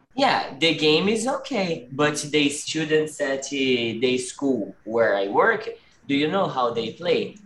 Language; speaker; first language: English; non-native, fluent; Portuguese